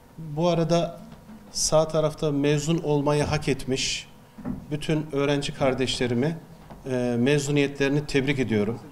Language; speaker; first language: Turkish; native; Turkish